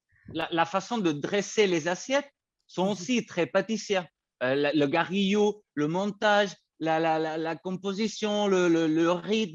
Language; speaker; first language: French; non-native, fluent; Spanish